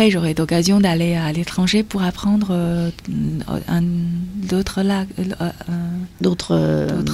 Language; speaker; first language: French; non-native, fluent; Chinese